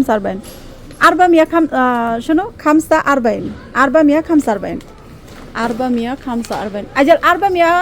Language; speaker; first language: Arabic; non-native, learner; Bangla